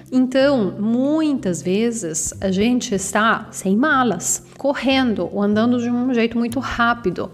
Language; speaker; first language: Portuguese; non-native, fluent; Italian